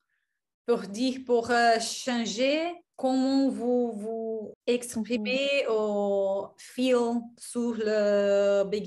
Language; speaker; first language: French; non-native, learner; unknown